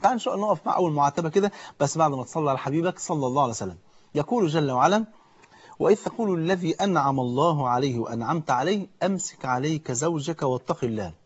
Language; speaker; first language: Arabic; native; Arabic